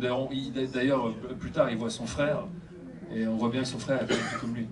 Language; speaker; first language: French; native; French